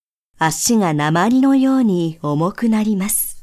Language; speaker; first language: Japanese; native; Japanese